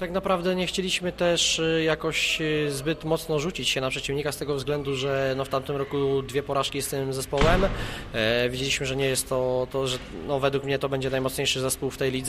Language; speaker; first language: Polish; native; Polish